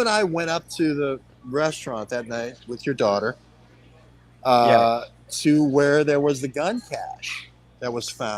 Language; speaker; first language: English; native; English